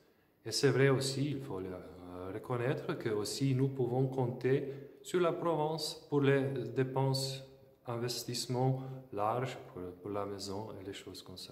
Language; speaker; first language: French; non-native, fluent; Slovenian